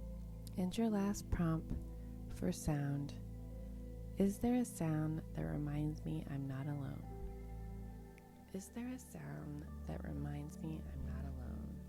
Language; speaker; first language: English; native; English